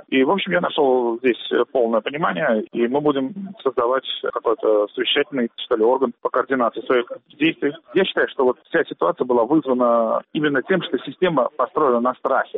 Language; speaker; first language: Russian; native; Russian